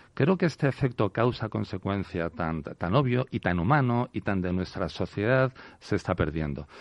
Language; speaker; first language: Spanish; native; Spanish